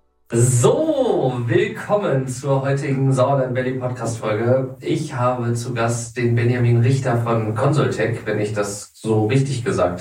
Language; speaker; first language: German; native; German